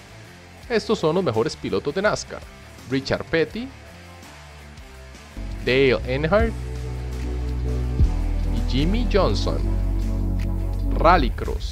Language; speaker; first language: Spanish; native; Spanish